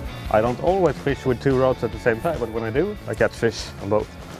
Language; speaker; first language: English; non-native, fluent; Swedish